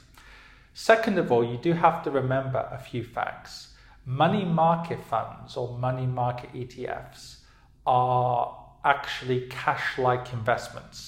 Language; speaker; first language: English; native; English